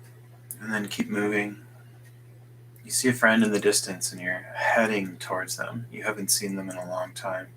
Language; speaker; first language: English; native; English